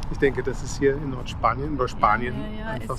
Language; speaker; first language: German; native; German